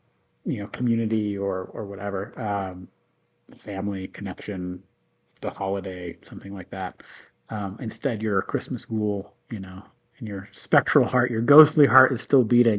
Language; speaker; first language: English; native; English